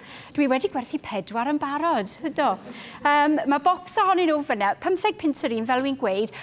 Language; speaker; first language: Welsh; native; Welsh